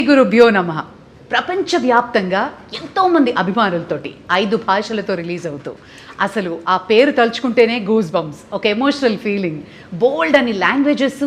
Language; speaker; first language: Telugu; native; Telugu